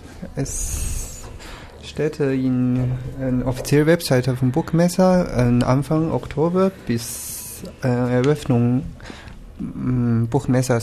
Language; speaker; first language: German; non-native, learner; Chinese